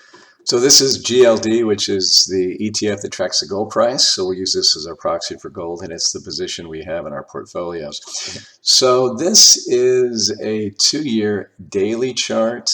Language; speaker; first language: English; native; English